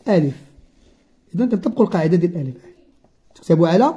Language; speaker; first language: Arabic; native; Arabic